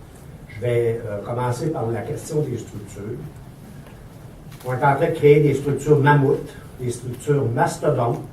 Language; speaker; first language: French; native; French